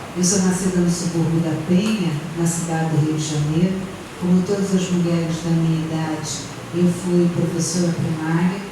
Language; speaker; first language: Portuguese; native; Portuguese